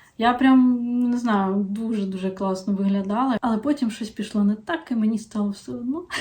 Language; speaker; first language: Ukrainian; non-native, local second language; Russian